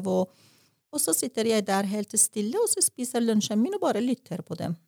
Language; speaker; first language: Norwegian; non-native, fluent; Persian